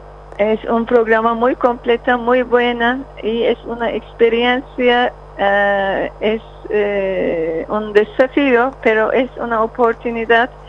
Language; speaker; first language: Spanish; non-native, fluent; Turkish